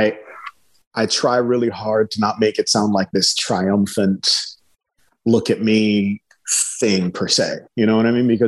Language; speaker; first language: English; early bilingual, other home language; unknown